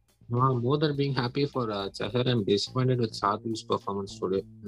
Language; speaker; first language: English; non-native, local second language; Tamil